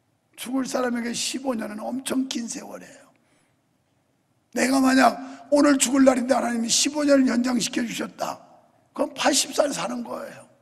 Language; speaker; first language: Korean; native; Korean